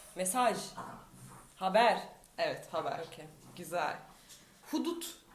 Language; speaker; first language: Turkish; non-native, fluent; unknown